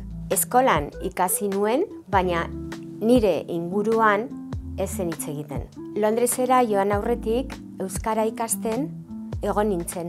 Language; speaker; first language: Basque; non-native, local second language; Spanish